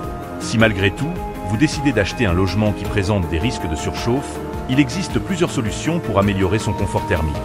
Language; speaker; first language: French; native; French